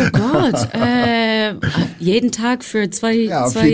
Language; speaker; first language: German; non-native, fluent; English